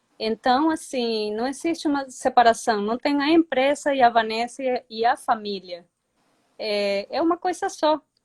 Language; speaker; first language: Portuguese; non-native, fluent; Spanish